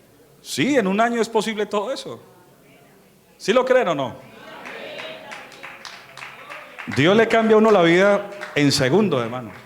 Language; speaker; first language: Spanish; native; Spanish